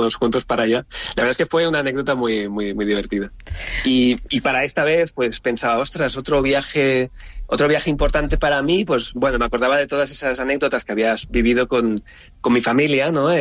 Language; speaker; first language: Spanish; native; Spanish